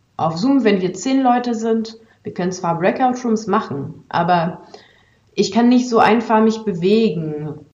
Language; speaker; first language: German; non-native, fluent; French